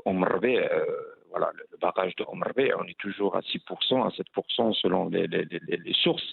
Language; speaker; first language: French; non-native, local second language; Arabic